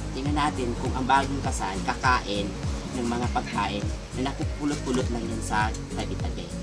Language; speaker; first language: Filipino; non-native, local second language; Bikol